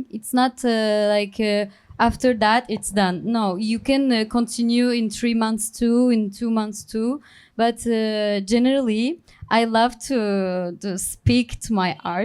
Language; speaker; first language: English; non-native, learner; Turkish